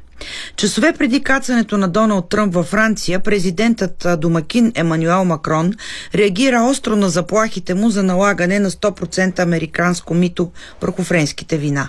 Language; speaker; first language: Bulgarian; native; Bulgarian